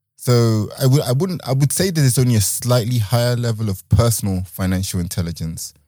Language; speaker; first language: English; native; English